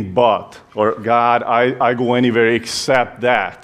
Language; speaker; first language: English; non-native, fluent; Hungarian